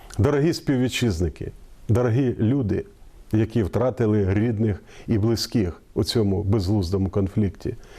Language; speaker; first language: Ukrainian; non-native, local second language; Russian